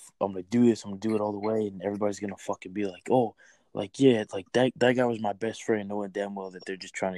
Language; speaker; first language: English; native; English